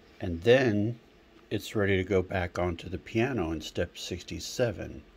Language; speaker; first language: English; native; English